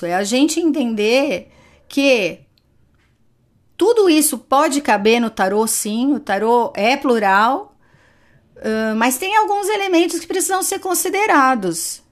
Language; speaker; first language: Portuguese; native; Portuguese